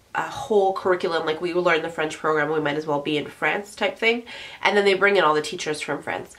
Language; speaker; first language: English; early bilingual, other home language; French